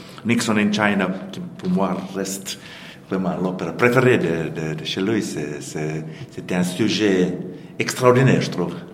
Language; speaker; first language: French; non-native, fluent; Finnish